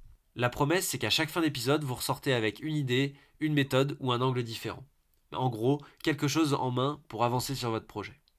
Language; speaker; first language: French; native; French